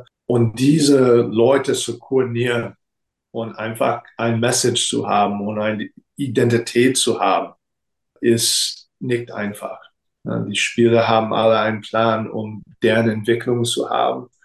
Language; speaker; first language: German; non-native, fluent; English